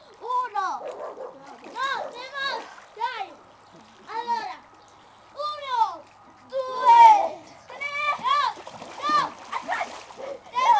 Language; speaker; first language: Italian; early bilingual, other home language; Filipino